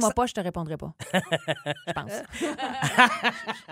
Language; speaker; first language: French; native; French